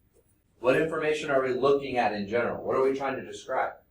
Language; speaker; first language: English; native; English